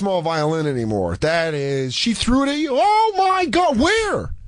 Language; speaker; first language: English; native; English